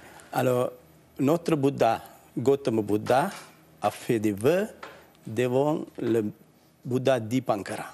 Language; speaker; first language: French; non-native, learner; Sinhala